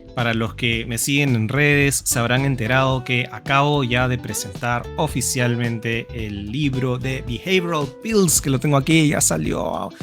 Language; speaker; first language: Spanish; native; Spanish